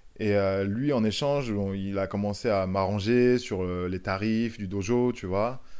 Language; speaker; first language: French; native; French